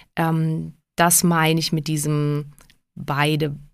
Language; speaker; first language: German; early bilingual, other home language; Czech